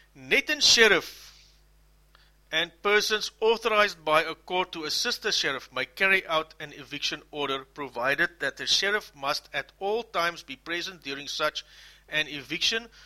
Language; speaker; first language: English; non-native, local second language; Afrikaans